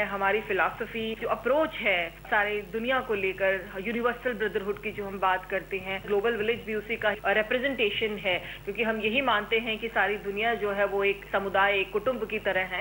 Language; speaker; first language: Hindi; native; Hindi